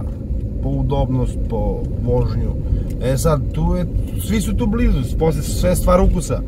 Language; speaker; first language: Serbian; native; Serbian